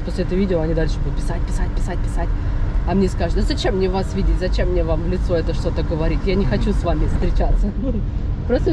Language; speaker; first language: Russian; native; Russian